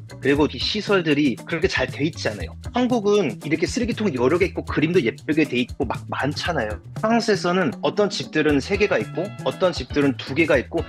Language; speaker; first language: Korean; non-native, fluent; French